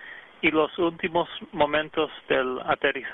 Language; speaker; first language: Spanish; early bilingual, heritage; English